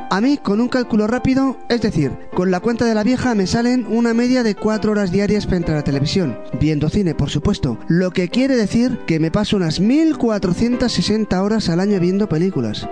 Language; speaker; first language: Spanish; native; Spanish